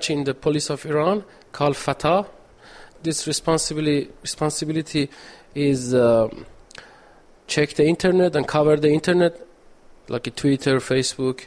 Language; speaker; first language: English; non-native, learner; Persian